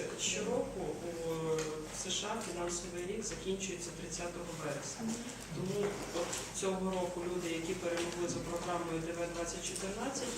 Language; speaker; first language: Ukrainian; native; Ukrainian